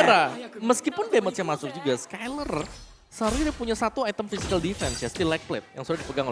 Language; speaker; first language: Indonesian; native; Indonesian